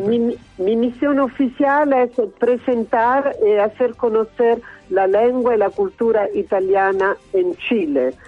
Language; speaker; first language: Spanish; non-native, learner; Italian